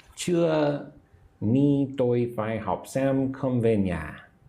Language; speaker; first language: Vietnamese; non-native, learner; English